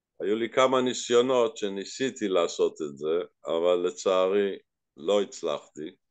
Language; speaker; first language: Hebrew; native; Hebrew